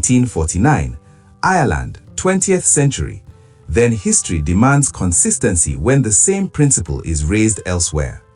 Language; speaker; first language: English; non-native, local second language; Igbo